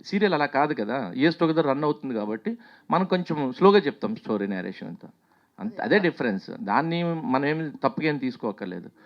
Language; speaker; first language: Telugu; native; Telugu